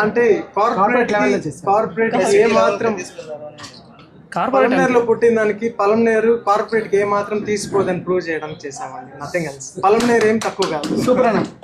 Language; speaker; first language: Telugu; native; Telugu